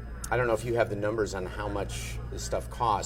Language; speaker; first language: English; native; English